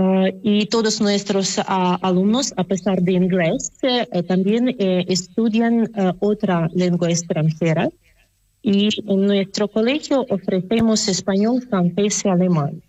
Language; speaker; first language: Spanish; non-native, fluent; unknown